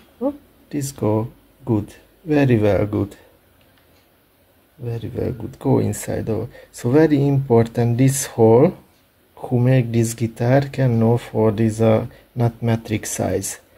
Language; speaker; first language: English; non-native, learner; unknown